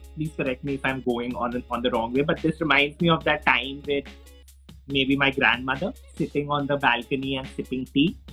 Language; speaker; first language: English; non-native, local second language; Hindi